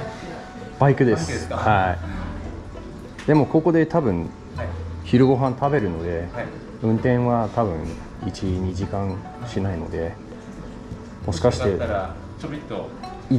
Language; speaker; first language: Japanese; non-native, learner; English